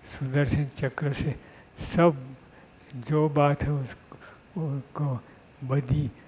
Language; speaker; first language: Hindi; non-native, local second language; Gujarati